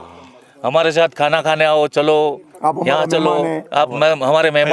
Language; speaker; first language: Hindi; non-native, local second language; Gujarati